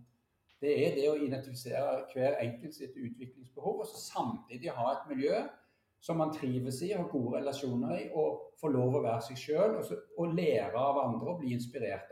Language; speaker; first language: Norwegian; native; Norwegian